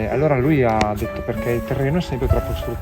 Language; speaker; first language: Italian; native; Italian